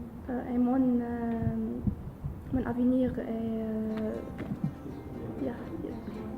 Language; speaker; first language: French; non-native, learner; Arabic